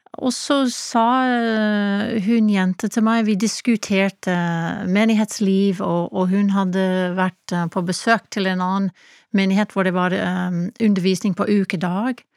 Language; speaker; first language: Norwegian; non-native, fluent; English